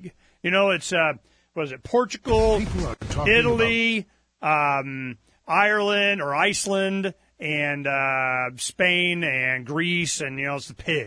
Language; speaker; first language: English; native; English